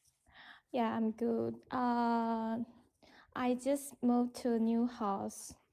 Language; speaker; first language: English; non-native, learner; Chinese